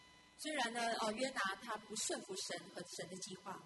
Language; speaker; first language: Chinese; native; Chinese